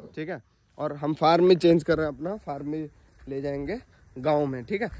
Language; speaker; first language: Hindi; non-native, local second language; Odia